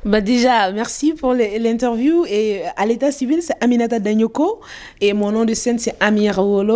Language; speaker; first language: French; non-native, local second language; Bambara